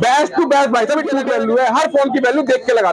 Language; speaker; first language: Hindi; native; Hindi